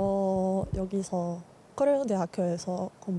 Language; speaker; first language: Korean; non-native, learner; Slovak